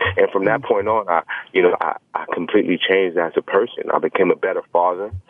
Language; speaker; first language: English; native; English